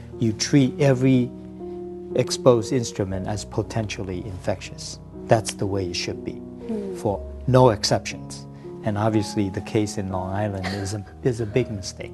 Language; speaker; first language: English; early bilingual, other home language; Chinese